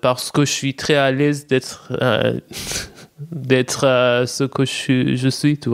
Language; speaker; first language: French; non-native, fluent; Persian